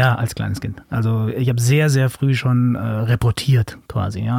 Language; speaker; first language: German; native; German